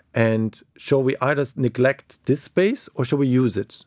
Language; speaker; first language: English; non-native, fluent; German